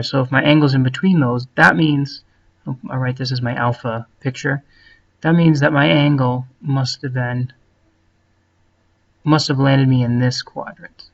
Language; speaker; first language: English; native; English